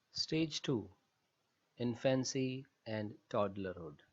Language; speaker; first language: English; non-native, local second language; Urdu